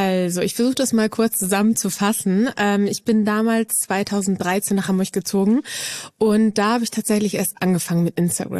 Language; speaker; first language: German; native; German